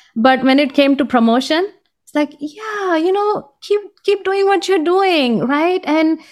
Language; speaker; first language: English; non-native, local second language; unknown